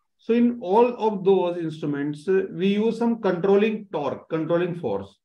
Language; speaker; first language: English; non-native, local second language; Hindi